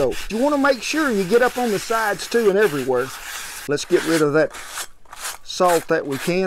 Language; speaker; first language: English; native; English